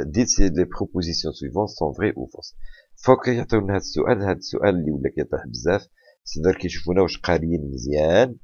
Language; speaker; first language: French; non-native, local second language; Arabic